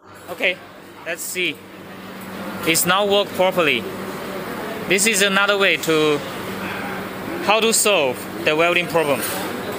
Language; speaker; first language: English; non-native, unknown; Chinese